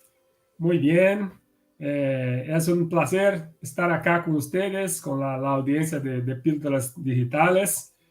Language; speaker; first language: Spanish; non-native, fluent; Portuguese